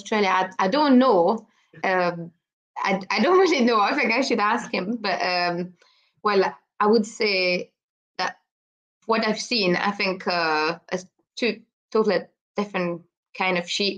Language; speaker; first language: English; non-native, fluent; French